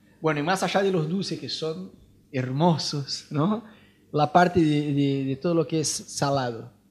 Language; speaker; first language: Spanish; non-native, fluent; Portuguese